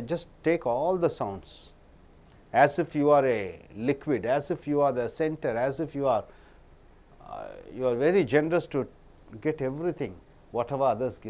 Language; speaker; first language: English; non-native, local second language; Tamil